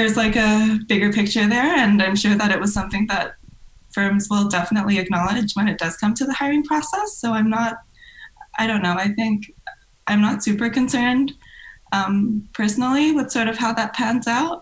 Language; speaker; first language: English; non-native, local second language; Cantonese